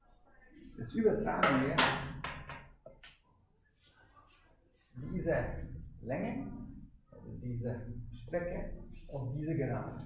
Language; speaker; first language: German; non-native, fluent; Hungarian